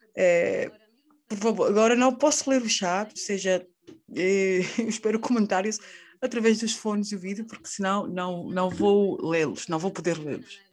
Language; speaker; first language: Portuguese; non-native, fluent; Spanish